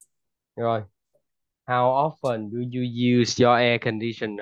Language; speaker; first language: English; non-native, fluent; Vietnamese